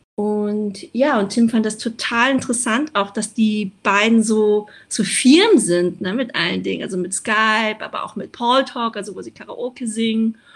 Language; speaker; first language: German; early bilingual, other home language; Vietnamese